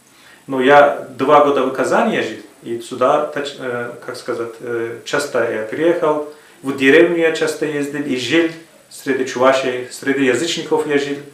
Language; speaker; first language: Russian; non-native, fluent; Turkish